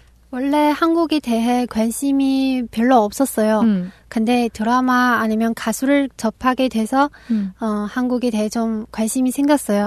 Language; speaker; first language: Korean; non-native, learner; Chinese